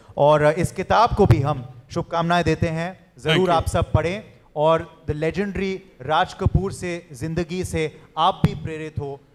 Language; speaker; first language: Hindi; native; Hindi